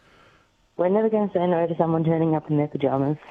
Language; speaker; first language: English; native; English